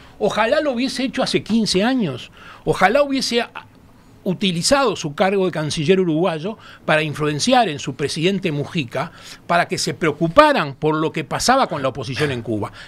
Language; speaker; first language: Spanish; native; Spanish